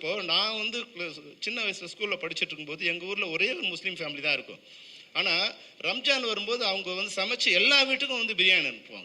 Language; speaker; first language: Tamil; native; Tamil